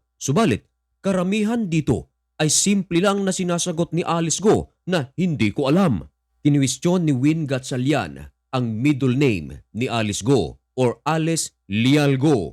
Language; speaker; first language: Filipino; native; Filipino